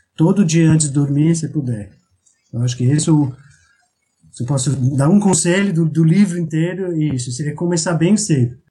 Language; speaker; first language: Portuguese; non-native, fluent; English